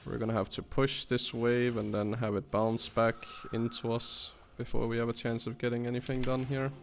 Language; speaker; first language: English; non-native, fluent; Danish